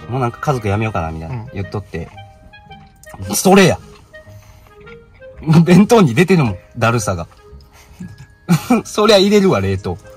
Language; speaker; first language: Japanese; native; Japanese